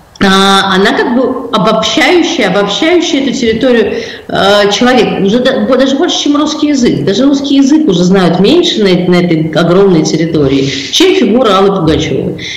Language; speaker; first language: Russian; native; Russian